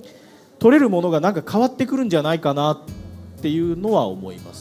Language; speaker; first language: Japanese; native; Japanese